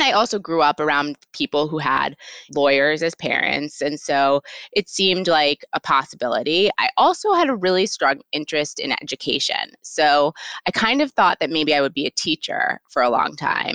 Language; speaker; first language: English; native; English